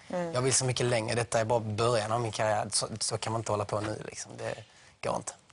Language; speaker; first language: Swedish; native; Swedish